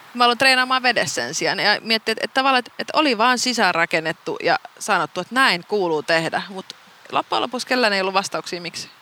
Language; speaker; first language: Finnish; non-native, local second language; Swedish